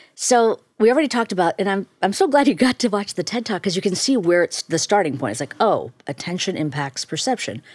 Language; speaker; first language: English; native; English